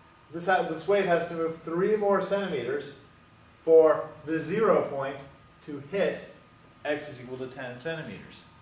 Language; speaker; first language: English; native; English